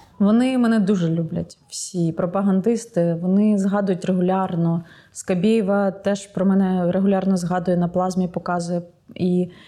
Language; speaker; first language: Ukrainian; non-native, local second language; Russian